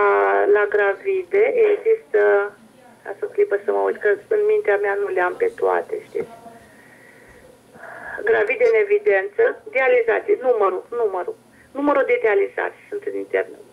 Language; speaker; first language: Romanian; native; Romanian